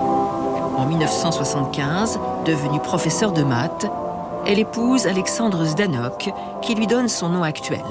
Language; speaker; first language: French; native; French